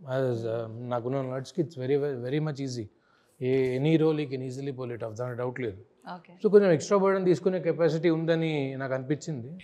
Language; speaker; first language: Telugu; native; Telugu